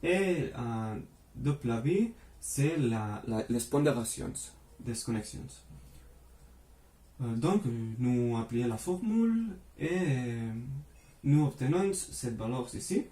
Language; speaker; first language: French; non-native, fluent; Spanish